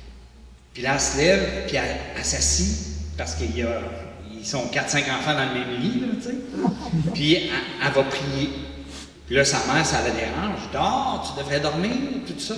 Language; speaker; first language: French; native; French